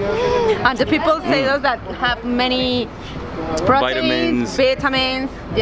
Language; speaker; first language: English; non-native, learner; Spanish